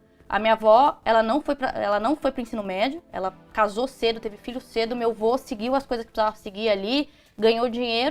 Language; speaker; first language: Portuguese; native; Portuguese